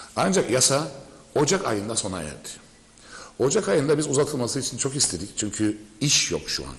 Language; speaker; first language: Turkish; native; Turkish